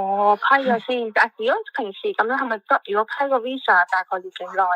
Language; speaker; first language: Cantonese; native; Cantonese